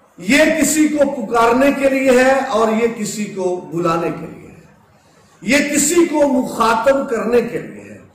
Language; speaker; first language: Urdu; native; Urdu